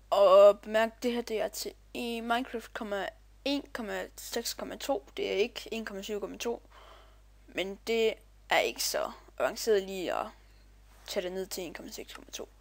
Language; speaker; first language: Danish; native; Danish